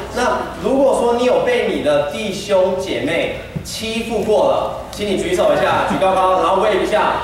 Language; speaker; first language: Chinese; early bilingual, heritage; Chinese